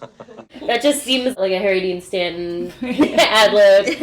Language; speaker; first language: English; native; English